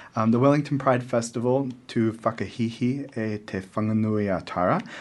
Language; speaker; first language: English; native; English